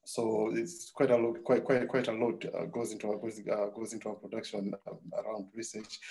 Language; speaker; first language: English; non-native, local second language; Nyanja